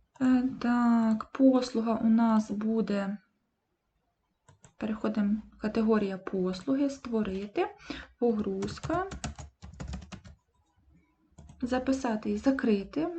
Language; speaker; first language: Ukrainian; native; Ukrainian